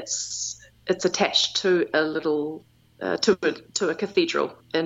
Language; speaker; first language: English; native; English